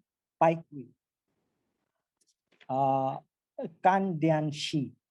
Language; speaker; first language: Chinese; non-native, learner; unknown